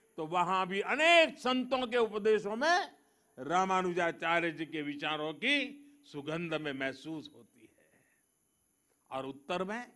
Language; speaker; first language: Hindi; non-native, local second language; Gujarati